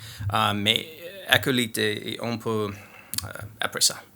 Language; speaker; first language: French; non-native, learner; English